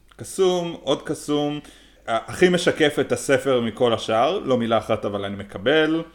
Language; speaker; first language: Hebrew; native; Hebrew